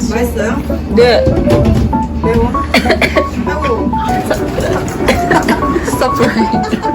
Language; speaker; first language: Korean; non-native, learner; Japanese